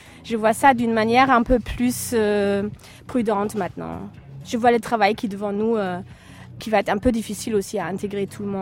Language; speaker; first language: French; non-native, fluent; German